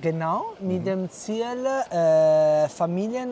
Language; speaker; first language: German; non-native, learner; Italian